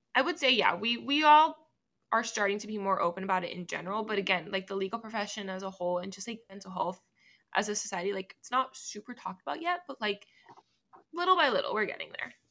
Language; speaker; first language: English; early bilingual, other home language; Spanish